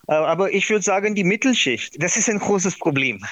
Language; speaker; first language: German; non-native, learner; Marathi